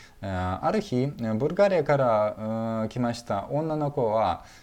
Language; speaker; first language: Japanese; non-native, fluent; Russian